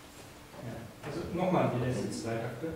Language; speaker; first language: German; non-native, fluent; Japanese